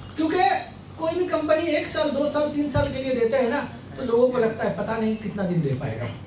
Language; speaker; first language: Hindi; non-native, local second language; Bangla